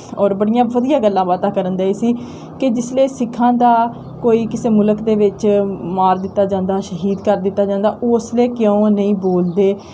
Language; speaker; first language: Punjabi; native; Punjabi